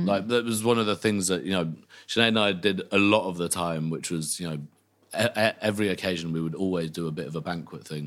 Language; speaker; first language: English; native; English